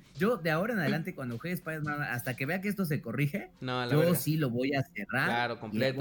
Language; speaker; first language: Spanish; native; Spanish